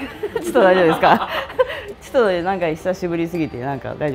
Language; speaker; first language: Japanese; native; Japanese